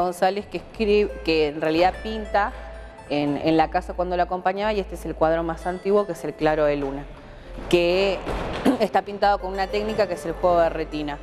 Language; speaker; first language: Spanish; native; Spanish